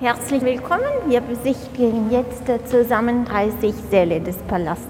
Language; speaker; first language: German; non-native, fluent; Italian